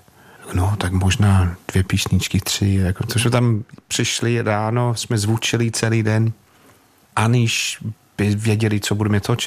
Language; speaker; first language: Czech; non-native, fluent; English